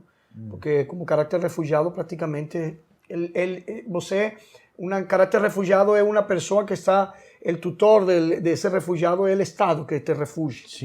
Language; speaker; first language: Portuguese; non-native, learner; Spanish